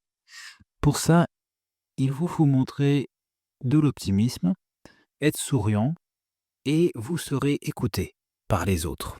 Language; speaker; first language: French; native; French